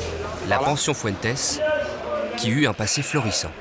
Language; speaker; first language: French; native; French